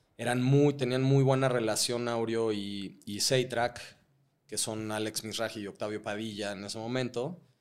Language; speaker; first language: Spanish; native; Spanish